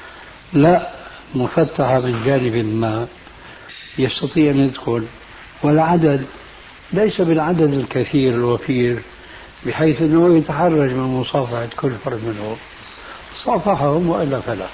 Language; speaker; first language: Arabic; native; Arabic